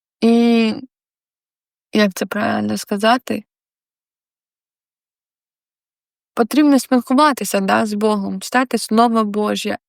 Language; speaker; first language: Ukrainian; non-native, local second language; Russian